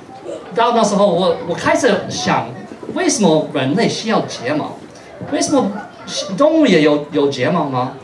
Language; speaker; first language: Chinese; non-native, fluent; English